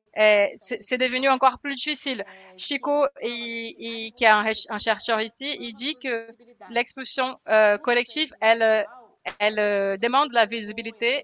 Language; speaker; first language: French; non-native, fluent; Portuguese